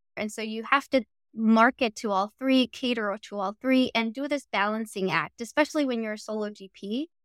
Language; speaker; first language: English; native; English